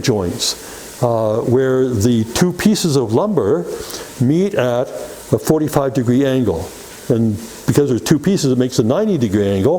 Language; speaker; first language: English; native; English